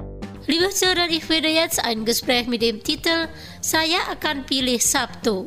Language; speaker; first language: German; non-native, fluent; Indonesian